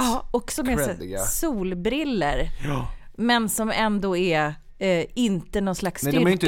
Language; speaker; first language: Swedish; native; Swedish